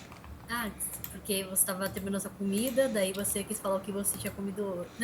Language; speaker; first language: Portuguese; native; Portuguese